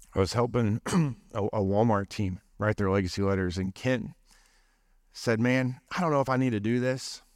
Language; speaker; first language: English; native; English